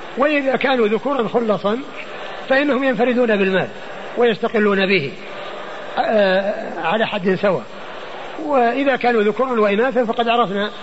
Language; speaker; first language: Arabic; native; Arabic